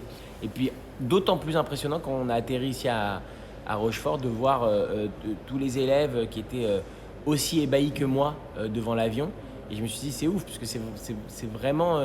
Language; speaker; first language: French; native; French